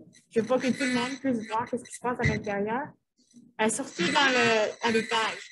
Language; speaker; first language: French; native; French